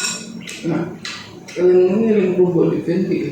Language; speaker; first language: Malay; non-native, local second language; Javanese